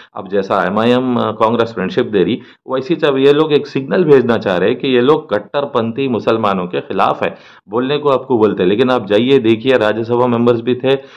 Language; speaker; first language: Hindi; non-native, local second language; Urdu